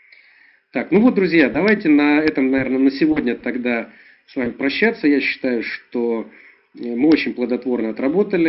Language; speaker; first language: Russian; native; Russian